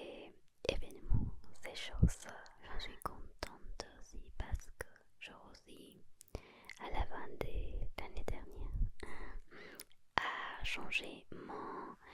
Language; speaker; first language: French; non-native, learner; Spanish